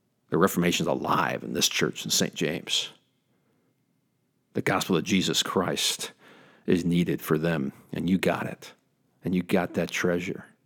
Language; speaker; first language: English; native; English